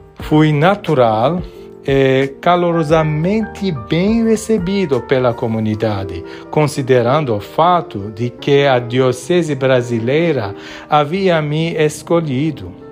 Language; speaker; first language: Portuguese; non-native, fluent; Armenian